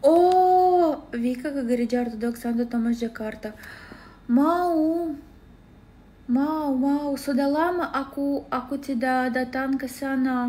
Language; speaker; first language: Indonesian; non-native, learner; Russian